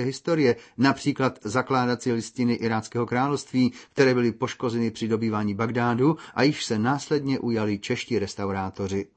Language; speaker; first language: Czech; native; Czech